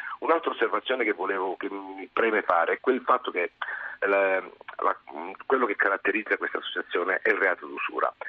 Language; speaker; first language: Italian; native; Italian